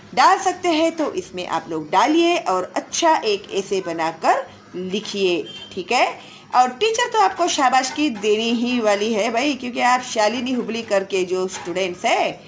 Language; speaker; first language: Hindi; non-native, local second language; Marathi